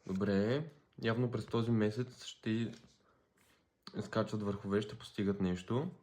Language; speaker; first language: Bulgarian; native; Bulgarian